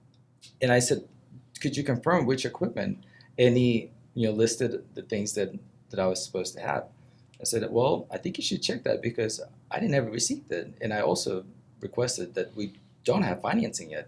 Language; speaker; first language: English; non-native, fluent; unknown